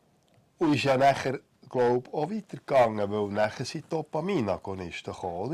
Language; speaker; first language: German; native; German